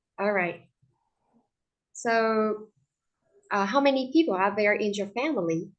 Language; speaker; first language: English; non-native, fluent; Vietnamese